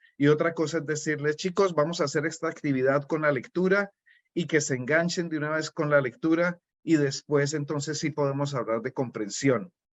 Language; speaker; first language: Spanish; native; Spanish